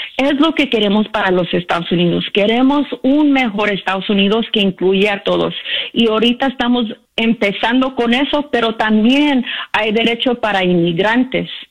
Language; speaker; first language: Spanish; early bilingual, heritage; Spanish